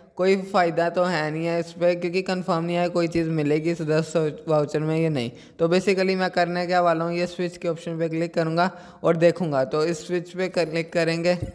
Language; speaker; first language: Hindi; native; Hindi